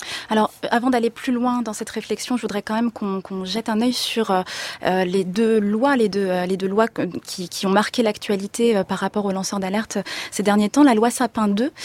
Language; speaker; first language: French; native; French